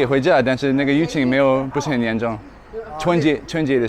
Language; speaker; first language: Chinese; non-native, learner; English